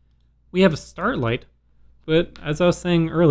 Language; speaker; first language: English; native; English